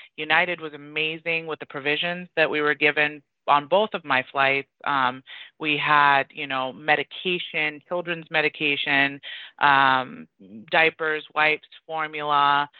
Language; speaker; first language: English; early bilingual, other home language; Persian